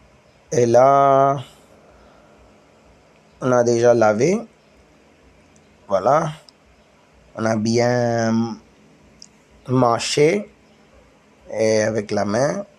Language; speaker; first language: French; non-native, learner; Tamil